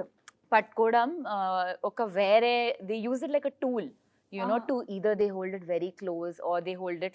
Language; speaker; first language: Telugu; non-native, local second language; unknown